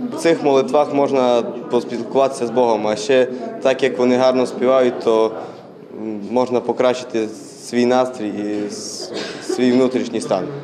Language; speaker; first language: Ukrainian; native; Ukrainian